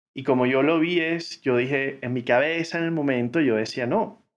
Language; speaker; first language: Spanish; native; Spanish